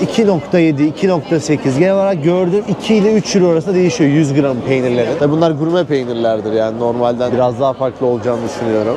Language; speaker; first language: Turkish; native; Turkish